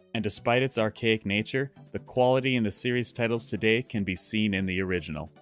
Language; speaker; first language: English; native; English